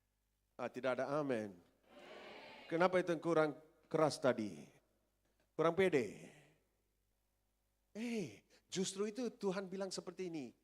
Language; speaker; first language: Indonesian; non-native, fluent; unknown